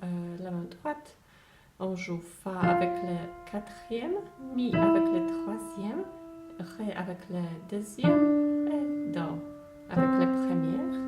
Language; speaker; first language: French; non-native, fluent; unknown